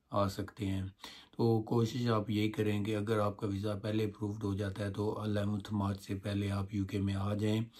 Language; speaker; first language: Urdu; non-native, local second language; Punjabi